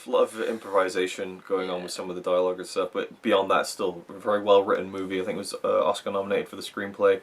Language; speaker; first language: English; native; English